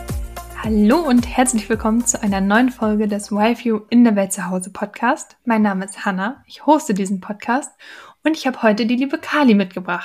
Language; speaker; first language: German; native; German